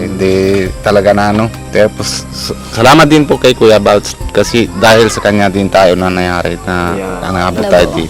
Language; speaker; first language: Filipino; non-native, local second language; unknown